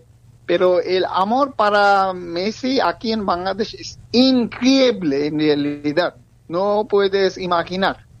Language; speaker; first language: Spanish; non-native, learner; Bangla